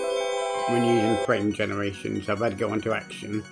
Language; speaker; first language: English; native; English